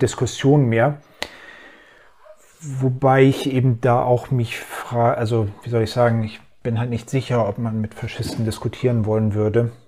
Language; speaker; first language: German; native; German